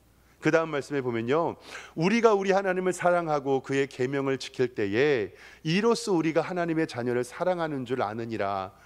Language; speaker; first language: Korean; native; Korean